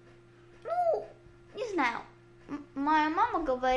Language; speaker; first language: Russian; early bilingual, heritage; Russian